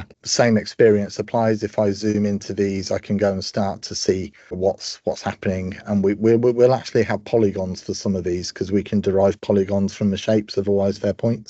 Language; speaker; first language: English; native; English